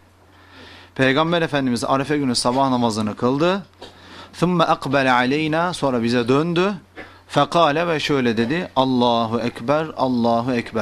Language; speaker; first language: Turkish; native; Turkish